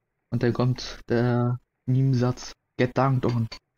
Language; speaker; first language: German; native; German